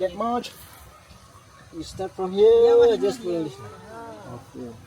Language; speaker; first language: English; non-native, learner; Indonesian